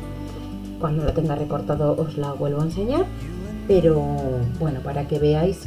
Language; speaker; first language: Spanish; native; Spanish